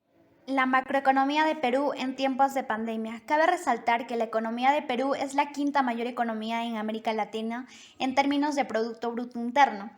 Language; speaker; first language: Spanish; native; Spanish